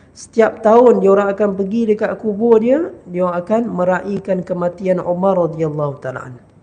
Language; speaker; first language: Malay; native; Malay